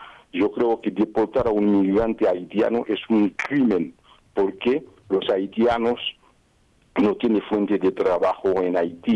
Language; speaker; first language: Spanish; non-native, fluent; Haitian Creole